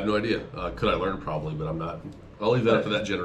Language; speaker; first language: English; native; English